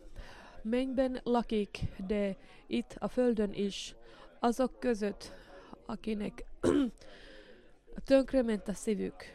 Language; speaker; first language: Hungarian; non-native, learner; Finnish